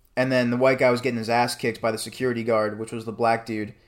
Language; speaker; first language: English; native; English